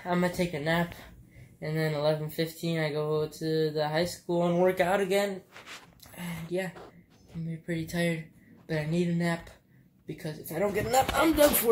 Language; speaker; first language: English; native; English